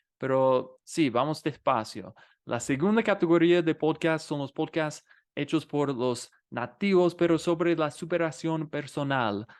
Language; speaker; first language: Spanish; non-native, fluent; English